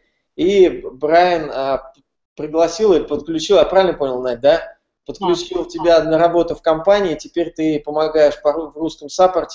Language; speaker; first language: Russian; native; Russian